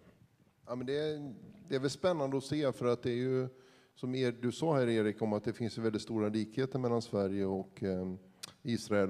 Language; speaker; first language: Swedish; native; Swedish